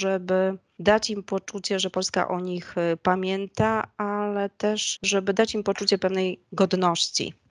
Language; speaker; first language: Polish; native; Polish